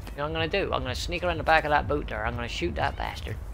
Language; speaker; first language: English; native; English